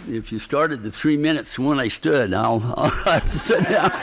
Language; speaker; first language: English; native; English